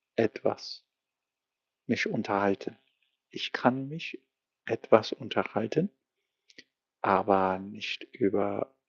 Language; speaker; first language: German; non-native, learner; English